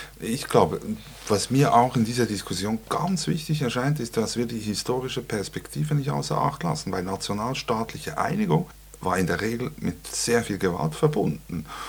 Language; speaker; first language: German; native; German